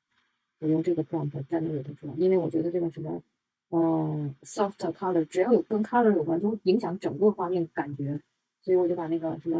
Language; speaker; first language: Chinese; native; Chinese